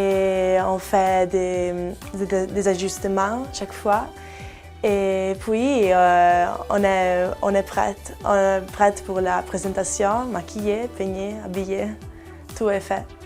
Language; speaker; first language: French; non-native, local second language; Italian